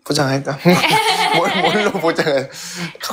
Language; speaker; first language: Korean; non-native, fluent; Thai